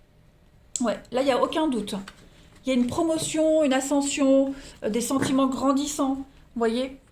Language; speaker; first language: French; native; French